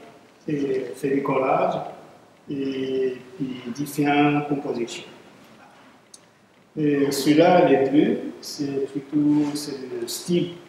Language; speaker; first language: French; non-native, fluent; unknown